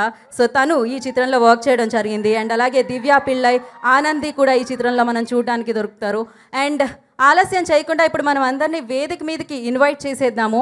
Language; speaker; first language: Telugu; native; Telugu